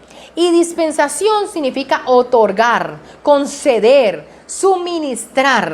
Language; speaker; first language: Spanish; native; Spanish